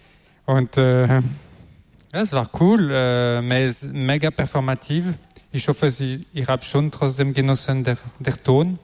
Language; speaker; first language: German; non-native, learner; French